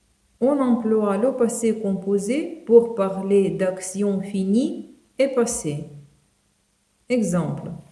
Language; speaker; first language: French; non-native, fluent; Ukrainian